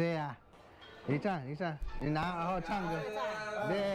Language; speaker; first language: Chinese; non-native, fluent; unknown